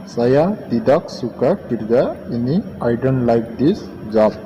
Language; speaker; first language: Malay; non-native, learner; Nepali